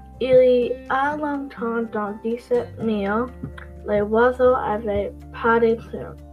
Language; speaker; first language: French; non-native, learner; English